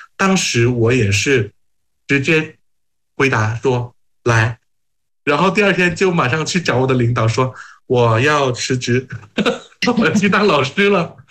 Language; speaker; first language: Chinese; non-native, fluent; Thai